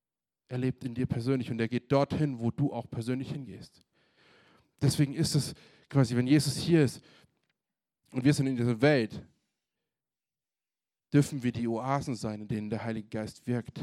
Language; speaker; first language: German; native; German